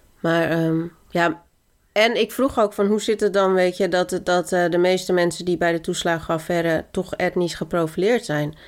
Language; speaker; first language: Dutch; early bilingual, other home language; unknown